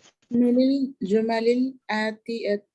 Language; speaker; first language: Arabic; non-native, learner; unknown